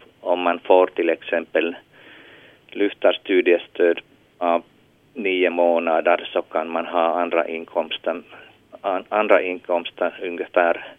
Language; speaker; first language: Swedish; non-native, local second language; Finnish